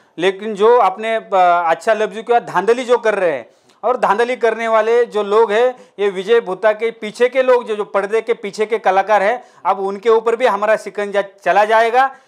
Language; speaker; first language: Hindi; non-native, local second language; Marathi